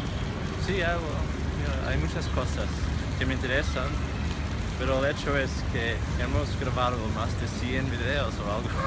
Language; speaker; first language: Spanish; non-native, fluent; English